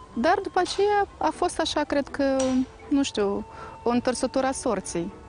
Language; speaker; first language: Romanian; native; Romanian